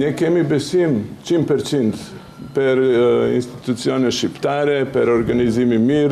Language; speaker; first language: Albanian; non-native, fluent; Serbian